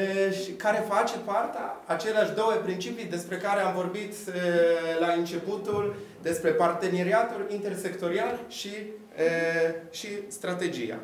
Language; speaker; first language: Romanian; non-native, fluent; Polish